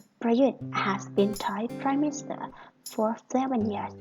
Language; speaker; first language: English; non-native, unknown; Thai